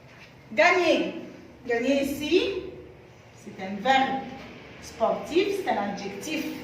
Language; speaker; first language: French; non-native, fluent; Arabic